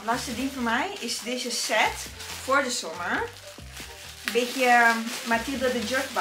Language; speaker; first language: Dutch; non-native, learner; Italian